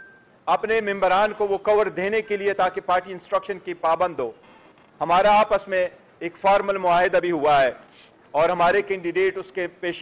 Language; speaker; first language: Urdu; non-native, local second language; Pashto